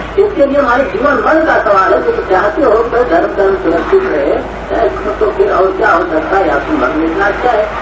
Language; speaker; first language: Hindi; native; Hindi